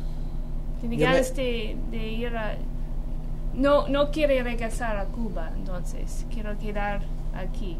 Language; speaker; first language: Spanish; non-native, fluent; English